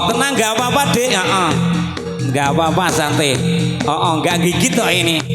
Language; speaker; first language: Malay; non-native, local second language; Javanese